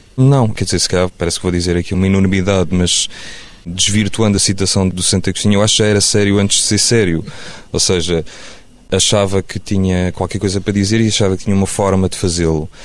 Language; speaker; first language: Portuguese; early bilingual, other home language; French